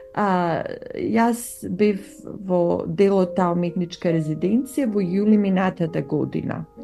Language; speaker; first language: Macedonian; native; Macedonian